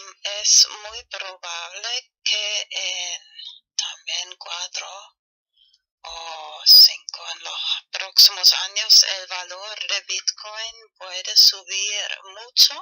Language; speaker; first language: Spanish; non-native, fluent; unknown